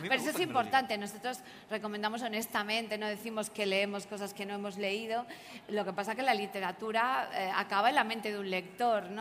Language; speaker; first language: Spanish; native; Spanish